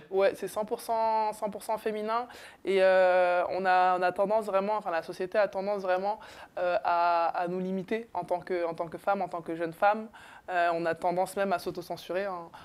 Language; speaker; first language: French; native; French